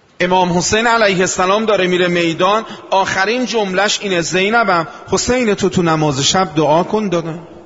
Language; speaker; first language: Persian; non-native, local second language; Azerbaijani